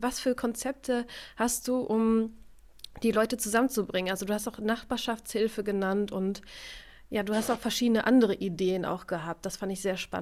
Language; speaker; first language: German; native; German